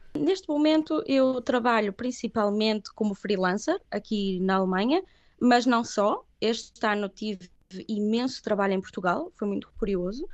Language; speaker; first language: Portuguese; early bilingual, other home language; Catalan